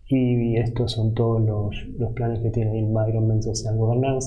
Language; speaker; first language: Spanish; native; Spanish